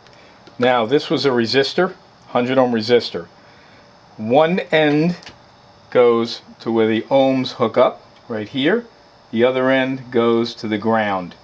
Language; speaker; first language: English; native; English